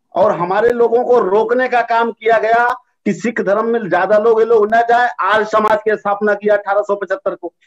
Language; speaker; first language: Hindi; native; Hindi